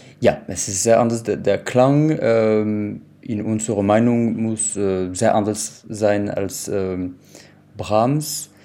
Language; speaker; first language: German; non-native, fluent; French